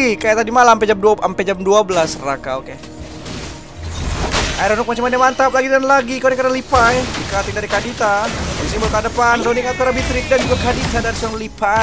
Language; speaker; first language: Indonesian; native; Indonesian